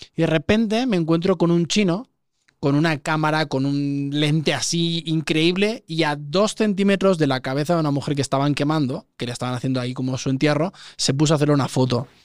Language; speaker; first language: Spanish; native; Spanish